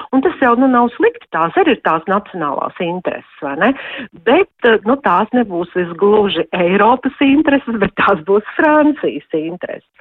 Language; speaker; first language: Latvian; native; Latvian